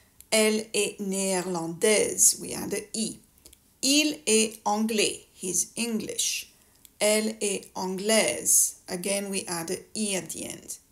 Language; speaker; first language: French; native; French